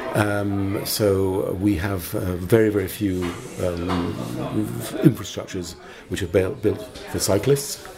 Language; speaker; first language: English; native; English